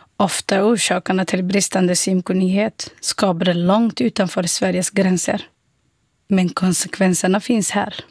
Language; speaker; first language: Swedish; non-native, fluent; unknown